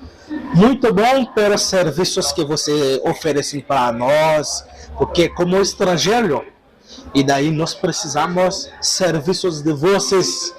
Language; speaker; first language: Portuguese; non-native, local second language; Haitian Creole